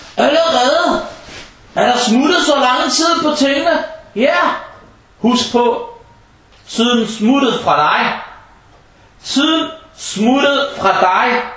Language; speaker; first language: Danish; early bilingual, other home language; Arabic